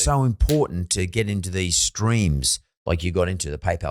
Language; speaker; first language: English; native; English